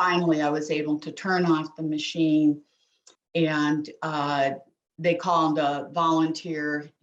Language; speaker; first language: English; native; English